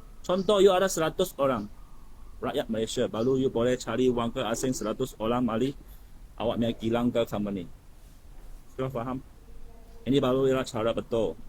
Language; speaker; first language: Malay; non-native, local second language; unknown